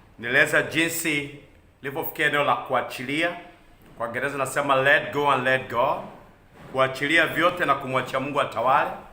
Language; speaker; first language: Swahili; non-native, local second language; Kikuyu